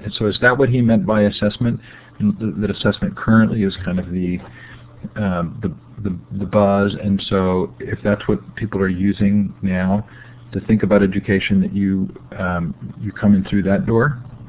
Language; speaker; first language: English; native; English